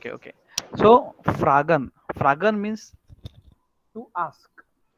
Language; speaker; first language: German; non-native, learner; Marathi